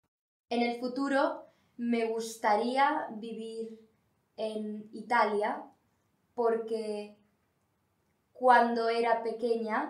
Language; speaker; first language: Spanish; non-native, learner; English